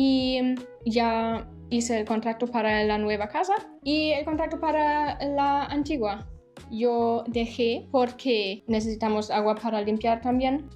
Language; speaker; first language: Spanish; non-native, fluent; German